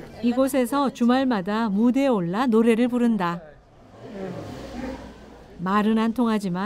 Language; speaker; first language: Korean; native; Korean